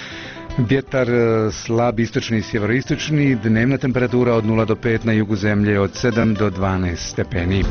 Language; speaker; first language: Croatian; native; Croatian